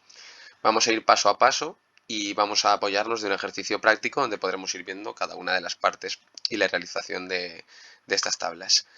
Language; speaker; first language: Spanish; native; Spanish